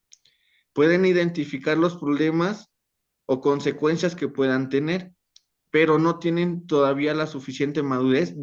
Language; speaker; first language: Spanish; native; Spanish